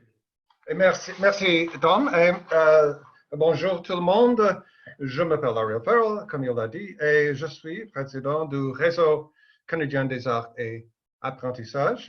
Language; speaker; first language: French; non-native, fluent; English